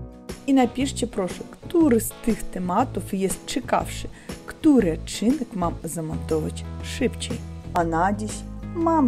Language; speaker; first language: Polish; non-native, fluent; Russian